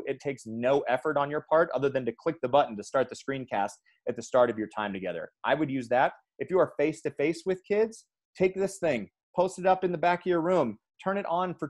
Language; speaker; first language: English; native; English